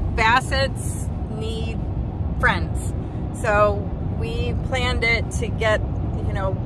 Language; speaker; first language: English; native; English